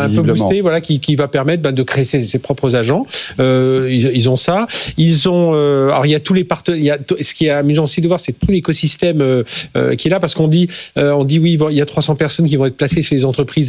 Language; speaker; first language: French; native; French